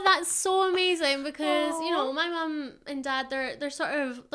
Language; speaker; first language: English; native; English